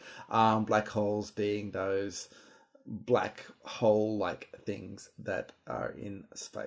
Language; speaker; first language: English; native; English